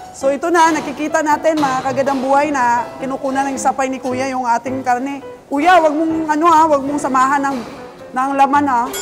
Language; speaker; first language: Filipino; non-native, local second language; Cebuano